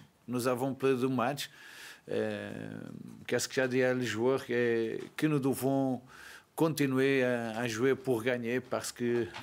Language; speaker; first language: French; non-native, learner; Portuguese